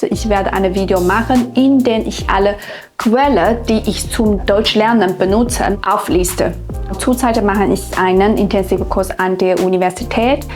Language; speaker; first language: German; non-native, fluent; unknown